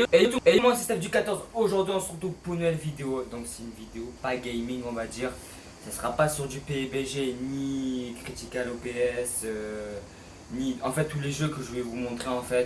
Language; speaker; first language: French; native; French